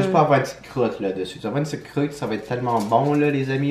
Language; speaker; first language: French; native; French